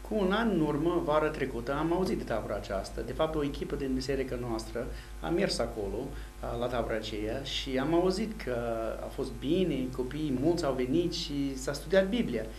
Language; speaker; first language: Romanian; non-native, fluent; English